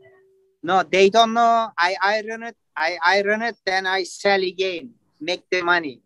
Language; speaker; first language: English; non-native, learner; Turkish